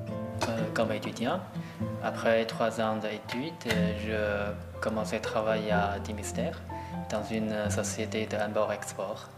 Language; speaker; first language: French; non-native, learner; Chinese